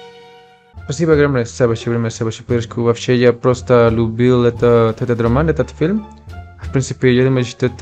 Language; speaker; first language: Russian; non-native, fluent; Spanish